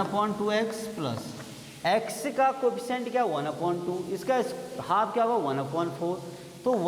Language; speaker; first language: Hindi; native; Hindi